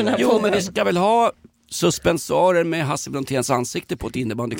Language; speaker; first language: Swedish; native; Swedish